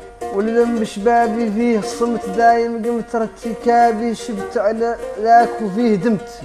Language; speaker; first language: Arabic; native; Arabic